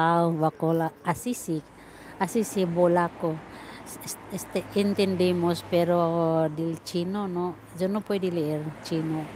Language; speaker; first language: Spanish; non-native, learner; Filipino